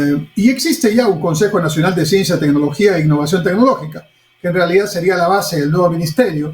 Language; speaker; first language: Spanish; native; Spanish